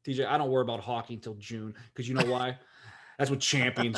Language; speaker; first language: English; native; English